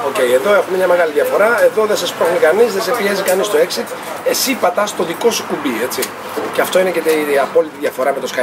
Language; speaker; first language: Greek; native; Greek